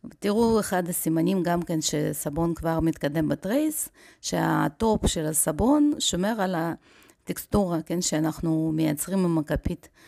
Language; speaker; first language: Hebrew; non-native, fluent; Russian